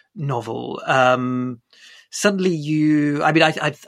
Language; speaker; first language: English; native; English